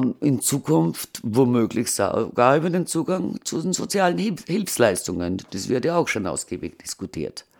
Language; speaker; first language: German; native; German